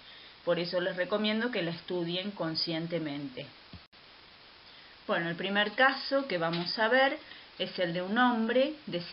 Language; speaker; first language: Spanish; native; Spanish